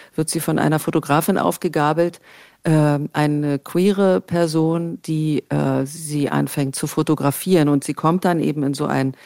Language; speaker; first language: German; native; German